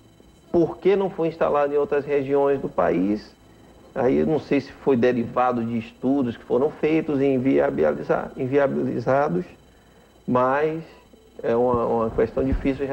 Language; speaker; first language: Portuguese; native; Portuguese